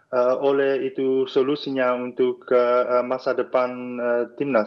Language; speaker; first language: Indonesian; non-native, fluent; Dutch